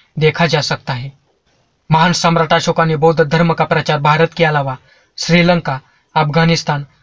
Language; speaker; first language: Hindi; non-native, local second language; Marathi